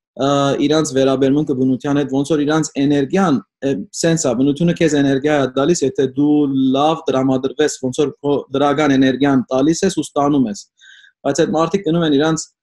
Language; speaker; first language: Armenian; early bilingual, heritage; Armenian